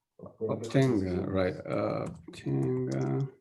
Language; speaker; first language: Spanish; early bilingual, heritage; Spanish